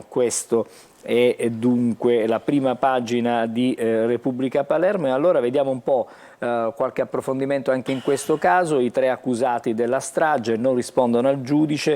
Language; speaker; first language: Italian; native; Italian